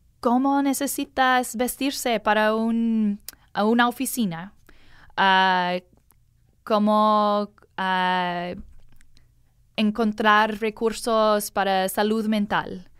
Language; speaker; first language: Spanish; non-native, learner; English